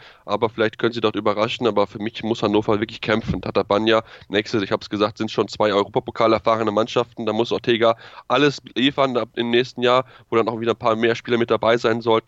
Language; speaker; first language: German; native; German